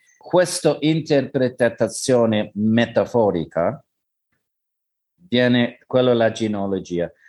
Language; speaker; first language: Italian; non-native, learner; English